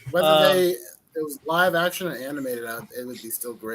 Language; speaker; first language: English; native; English